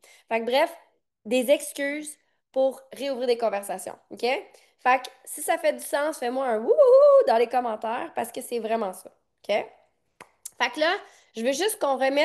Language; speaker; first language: French; native; French